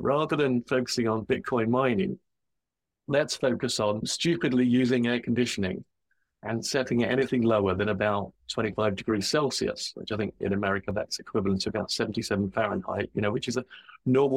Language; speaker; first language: English; native; English